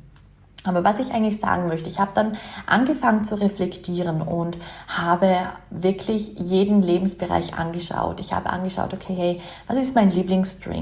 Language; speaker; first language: German; native; German